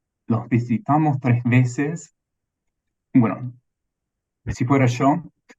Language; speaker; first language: Spanish; non-native, fluent; English